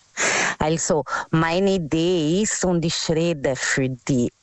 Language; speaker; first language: German; non-native, fluent; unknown